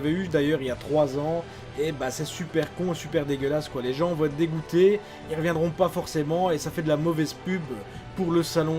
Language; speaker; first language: French; native; French